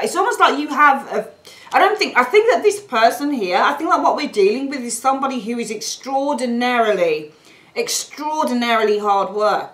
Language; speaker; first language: English; native; English